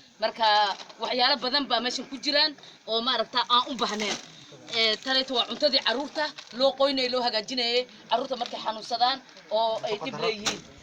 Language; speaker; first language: Somali; native; Somali